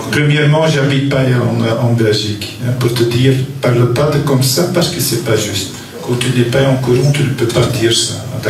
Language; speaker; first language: French; non-native, local second language; Dutch